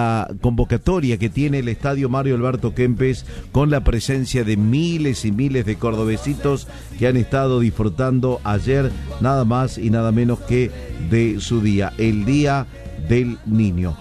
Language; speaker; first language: Spanish; native; Spanish